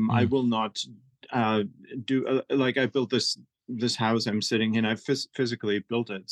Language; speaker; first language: English; non-native, fluent; German